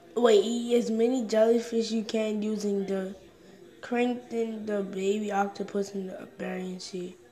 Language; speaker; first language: English; native; English